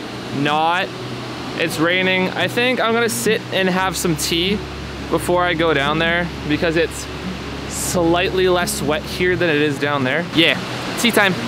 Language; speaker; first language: English; native; English